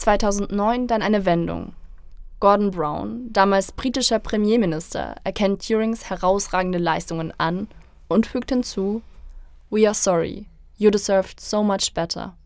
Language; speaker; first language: German; native; German